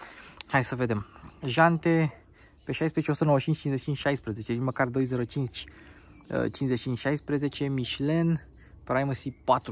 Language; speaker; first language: Romanian; native; Romanian